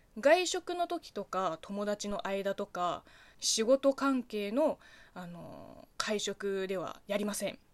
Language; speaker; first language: Japanese; non-native, fluent; Chinese